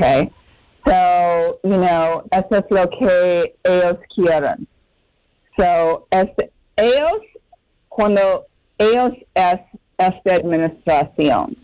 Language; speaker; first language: Spanish; non-native, learner; English